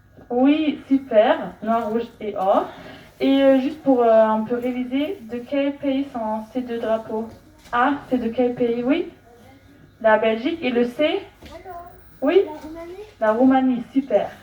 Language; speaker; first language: French; non-native, fluent; German